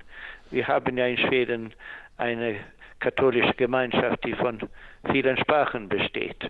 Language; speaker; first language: German; non-native, fluent; Swedish